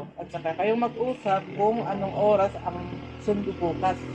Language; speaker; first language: Filipino; non-native, local second language; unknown